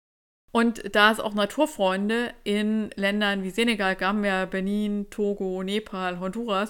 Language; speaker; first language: German; native; German